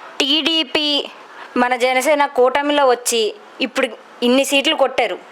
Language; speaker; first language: Telugu; native; Telugu